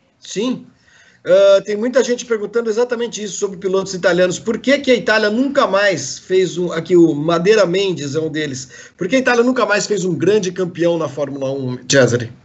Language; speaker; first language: Portuguese; native; Portuguese